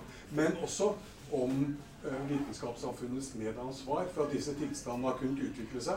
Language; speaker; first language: Norwegian; native; Norwegian